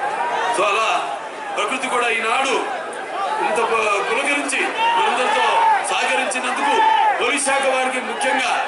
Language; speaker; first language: Telugu; native; Telugu